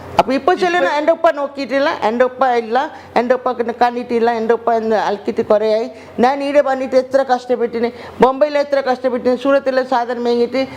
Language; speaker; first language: Malayalam; non-native, learner; Hindi